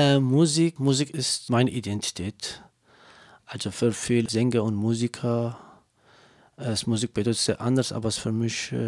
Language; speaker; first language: German; non-native, learner; Kurdish